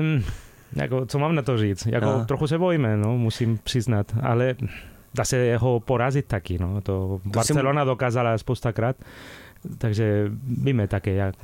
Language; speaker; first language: Czech; non-native, fluent; Spanish